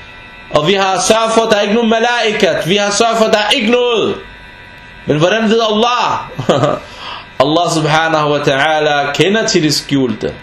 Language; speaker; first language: Danish; non-native, fluent; Arabic